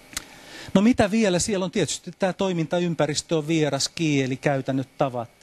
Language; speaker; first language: Finnish; native; Finnish